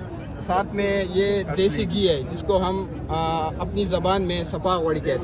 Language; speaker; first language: Hindi; non-native, local second language; Pashto